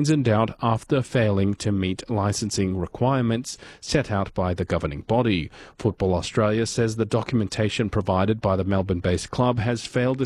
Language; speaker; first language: English; native; English